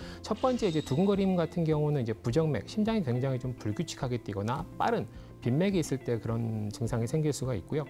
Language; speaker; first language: Korean; native; Korean